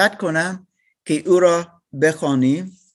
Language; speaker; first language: Persian; non-native, learner; English